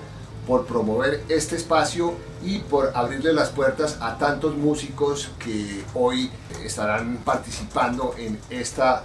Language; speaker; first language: Spanish; native; Spanish